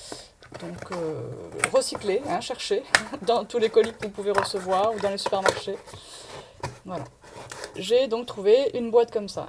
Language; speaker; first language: French; native; French